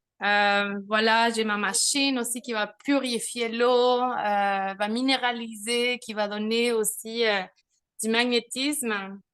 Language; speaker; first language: French; non-native, fluent; Spanish